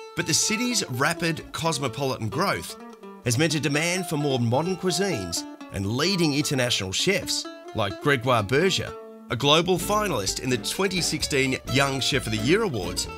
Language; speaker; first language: English; native; English